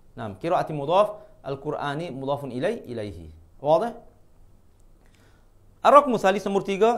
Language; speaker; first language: Arabic; non-native, fluent; Malay